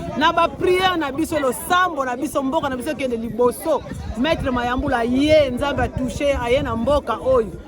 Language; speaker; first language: Lingala; non-native, local second language; Kongo